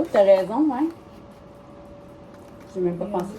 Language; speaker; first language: French; native; French